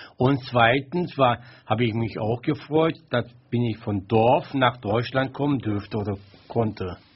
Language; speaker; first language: German; non-native, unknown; Turkish